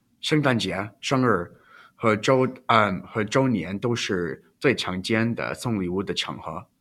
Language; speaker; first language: Chinese; non-native, learner; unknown